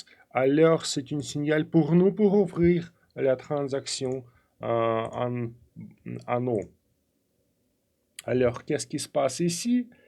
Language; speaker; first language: French; non-native, fluent; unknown